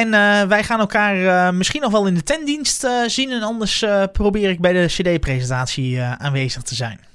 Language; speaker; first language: Dutch; native; Dutch